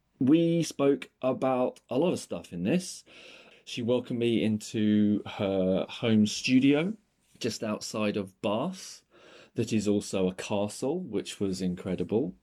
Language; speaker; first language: English; native; English